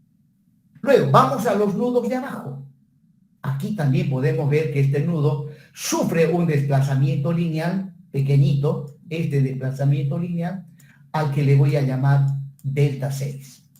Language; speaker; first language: Spanish; native; Spanish